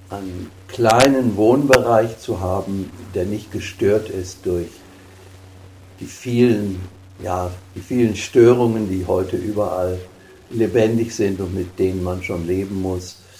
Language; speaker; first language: German; native; German